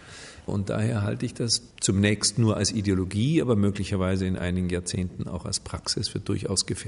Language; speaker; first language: German; native; German